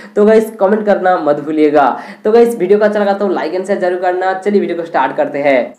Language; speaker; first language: Hindi; non-native, local second language; Bangla